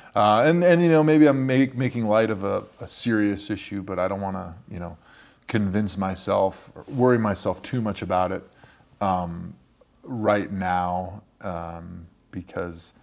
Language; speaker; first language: English; native; English